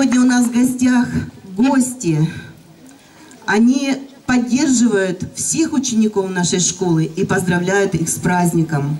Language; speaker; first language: Russian; native; Russian